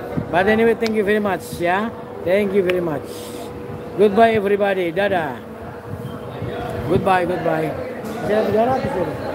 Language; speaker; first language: English; non-native, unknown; Indonesian